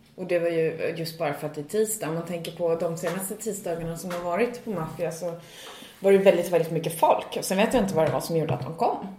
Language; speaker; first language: Swedish; native; Swedish